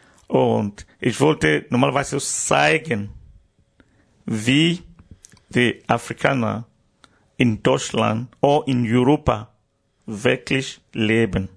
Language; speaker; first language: German; non-native, learner; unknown